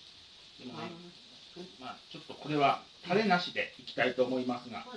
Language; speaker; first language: Japanese; native; Japanese